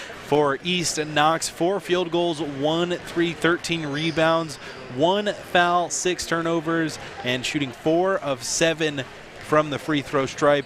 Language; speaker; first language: English; native; English